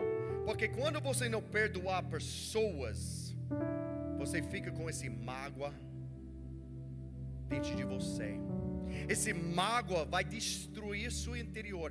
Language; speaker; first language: Portuguese; non-native, learner; English